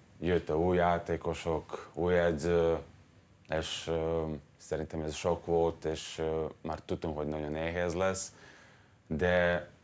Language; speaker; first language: Hungarian; non-native, learner; Serbian